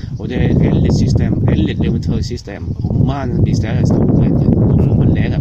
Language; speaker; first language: Swedish; non-native, learner; Vietnamese